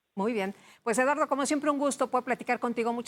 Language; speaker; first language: Spanish; native; Spanish